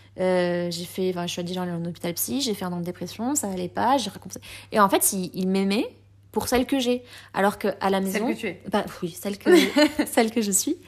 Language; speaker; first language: French; native; French